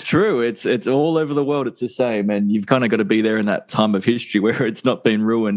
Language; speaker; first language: English; native; English